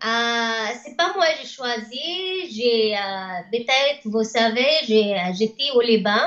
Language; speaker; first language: French; non-native, learner; Arabic